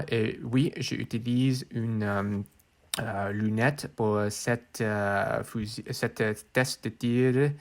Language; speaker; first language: French; non-native, learner; English